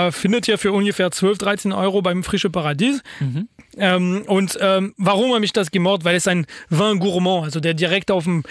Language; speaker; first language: German; non-native, fluent; French